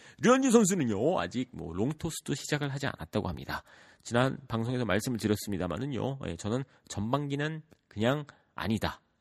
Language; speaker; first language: Korean; early bilingual, heritage; Korean